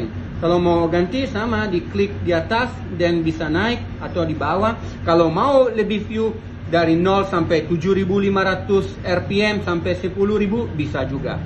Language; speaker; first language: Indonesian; non-native, learner; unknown